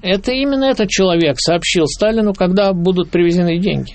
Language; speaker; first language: Russian; native; Russian